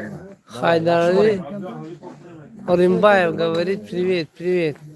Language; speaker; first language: Russian; non-native, local second language; Tajik